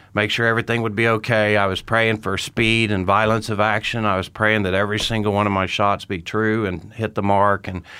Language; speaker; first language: English; native; English